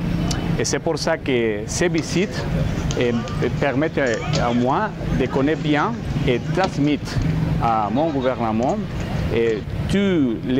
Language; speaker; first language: French; non-native, learner; Spanish